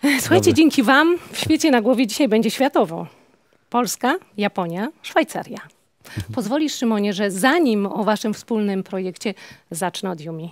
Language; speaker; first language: Polish; native; Polish